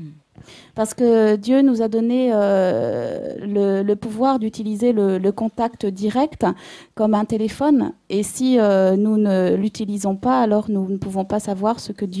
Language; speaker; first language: French; native; French